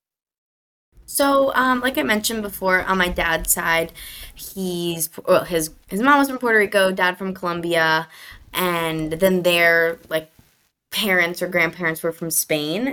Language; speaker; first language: English; native; English